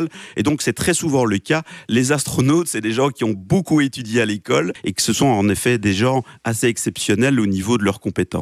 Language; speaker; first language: French; native; French